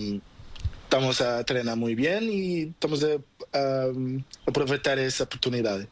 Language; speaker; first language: Spanish; non-native, learner; Portuguese